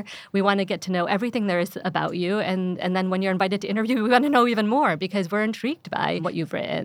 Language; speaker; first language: English; early bilingual, other home language; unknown